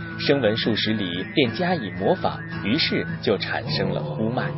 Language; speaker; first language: Chinese; native; Chinese